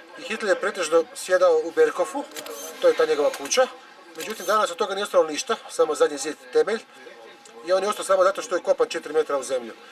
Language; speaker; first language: Croatian; native; Croatian